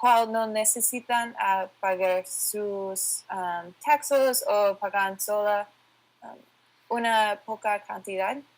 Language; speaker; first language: Spanish; non-native, learner; English